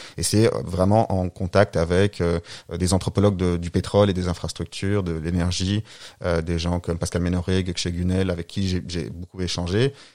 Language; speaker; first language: French; non-native, fluent; Arabic